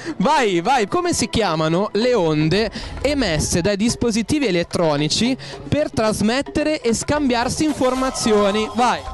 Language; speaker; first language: Italian; native; Italian